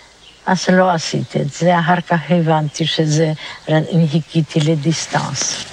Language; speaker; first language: Hebrew; non-native, fluent; Polish